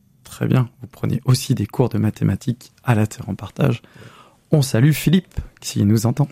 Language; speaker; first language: French; native; French